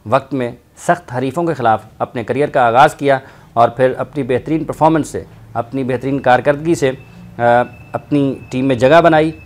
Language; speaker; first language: Urdu; non-native, local second language; Punjabi